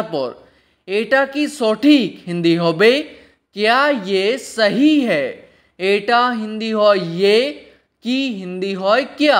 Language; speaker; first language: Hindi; non-native, local second language; Bangla